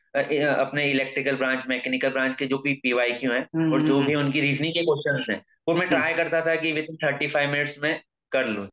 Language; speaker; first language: Hindi; native; Hindi